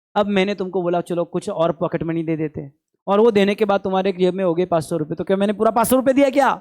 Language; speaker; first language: Hindi; non-native, local second language; Marathi